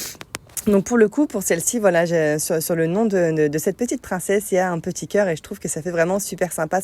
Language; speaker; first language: French; native; French